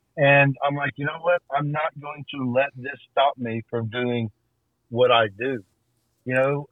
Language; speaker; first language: English; native; English